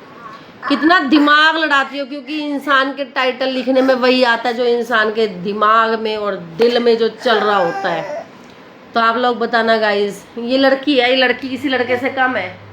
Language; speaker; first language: Hindi; native; Hindi